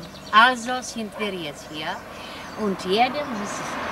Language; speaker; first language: German; non-native, learner; Czech